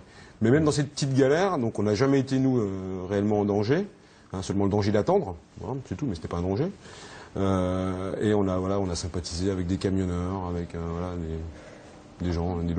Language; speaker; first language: French; native; French